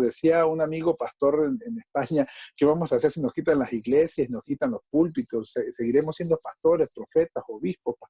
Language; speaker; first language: Spanish; native; Spanish